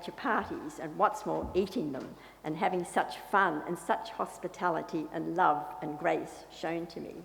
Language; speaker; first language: English; native; English